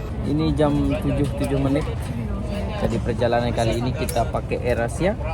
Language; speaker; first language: Indonesian; non-native, local second language; Sasak